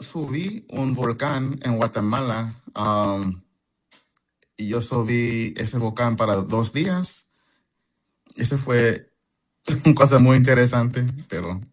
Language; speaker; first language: Spanish; non-native, fluent; English